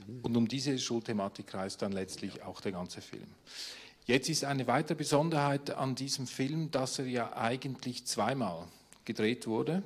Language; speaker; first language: German; native; German